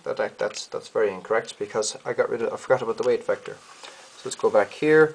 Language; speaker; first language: English; native; English